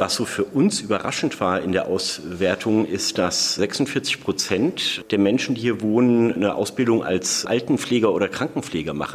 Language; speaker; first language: German; native; German